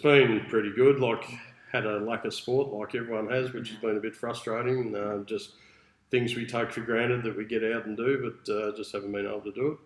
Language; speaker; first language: English; native; English